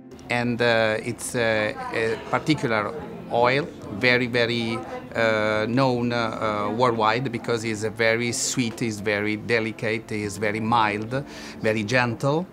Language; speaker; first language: English; non-native, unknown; Italian